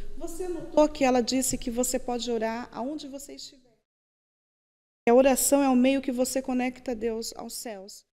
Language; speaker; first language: Portuguese; native; Portuguese